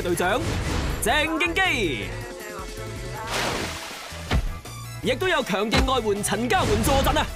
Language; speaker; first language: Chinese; non-native, local second language; Cantonese